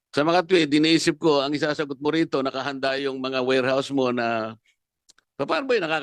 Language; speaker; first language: Filipino; non-native, local second language; Pampanga